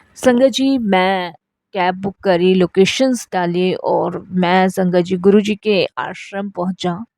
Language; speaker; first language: Hindi; native; Hindi